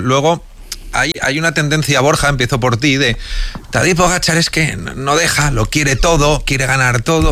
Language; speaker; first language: Spanish; native; Spanish